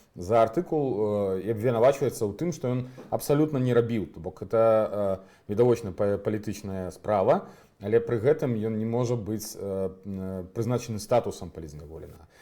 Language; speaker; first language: Belarusian; native; Belarusian